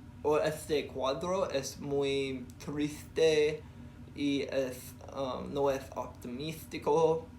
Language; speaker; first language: Spanish; non-native, learner; English